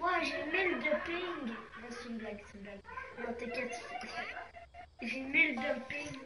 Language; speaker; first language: French; native; French